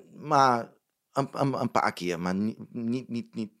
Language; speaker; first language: Dutch; non-native, fluent; English